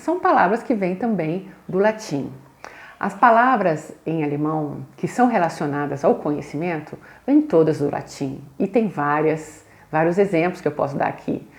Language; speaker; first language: Portuguese; native; Portuguese